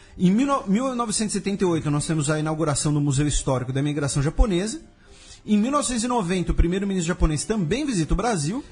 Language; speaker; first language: Portuguese; native; Portuguese